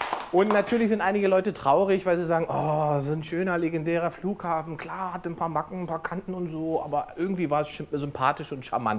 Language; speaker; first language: German; native; German